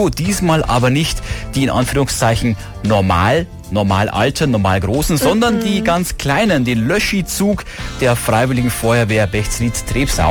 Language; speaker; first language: German; native; German